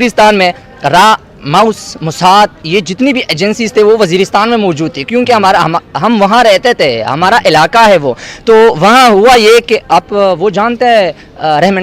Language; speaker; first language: Hindi; non-native, local second language; Pashto